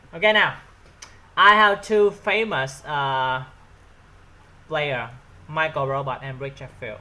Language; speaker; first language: English; non-native, learner; Vietnamese